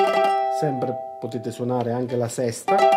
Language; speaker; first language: Italian; native; Italian